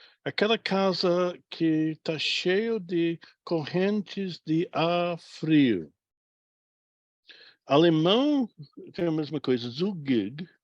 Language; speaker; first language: Portuguese; non-native, fluent; English